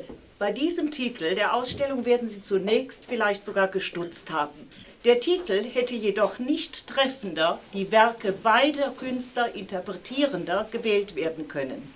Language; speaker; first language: German; native; German